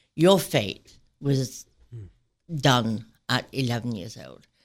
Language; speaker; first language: English; native; English